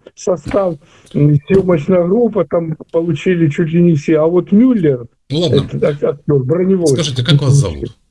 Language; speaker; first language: Russian; native; Russian